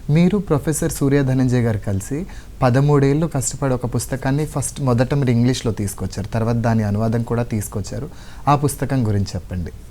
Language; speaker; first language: Telugu; native; Telugu